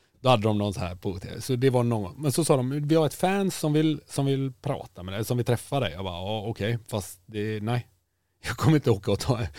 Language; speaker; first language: Swedish; native; Swedish